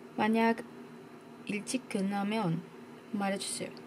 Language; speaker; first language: Korean; non-native, learner; Basque